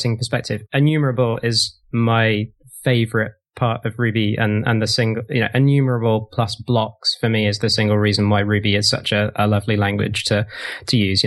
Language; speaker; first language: English; native; English